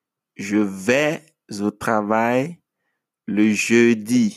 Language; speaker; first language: French; non-native, fluent; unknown